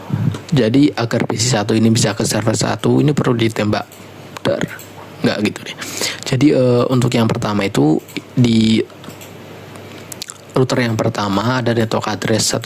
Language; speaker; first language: Indonesian; native; Indonesian